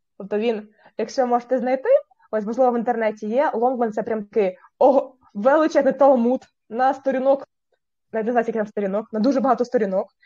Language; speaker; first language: Ukrainian; native; Ukrainian